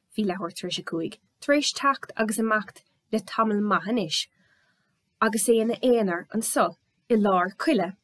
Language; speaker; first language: Irish; native; Irish